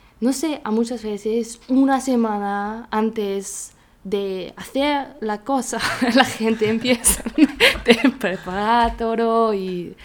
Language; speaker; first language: Spanish; non-native, learner; German